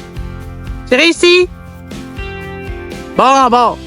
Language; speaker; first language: French; native; French